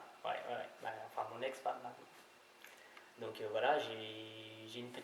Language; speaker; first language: French; native; French